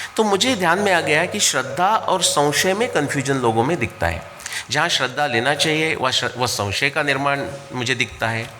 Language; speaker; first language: Hindi; non-native, local second language; Marathi